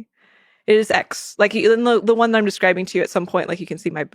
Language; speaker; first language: English; native; English